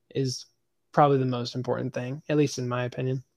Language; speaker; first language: English; native; English